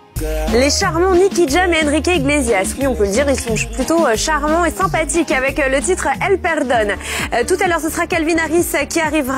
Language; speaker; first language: French; native; French